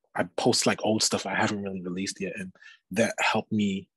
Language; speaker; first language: English; native; English